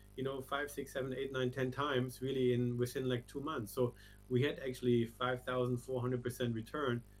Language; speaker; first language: English; non-native, fluent; German